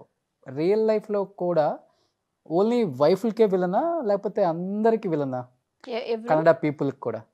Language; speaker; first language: Telugu; native; Telugu